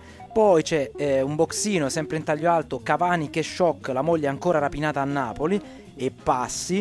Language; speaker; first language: Italian; native; Italian